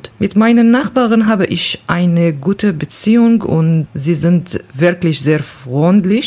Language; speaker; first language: German; non-native, learner; Kurdish